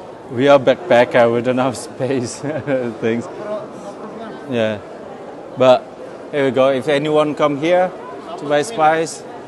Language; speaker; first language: English; non-native, fluent; Indonesian